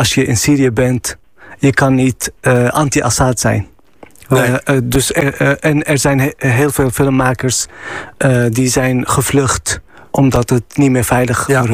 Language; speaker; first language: Dutch; non-native, fluent; Arabic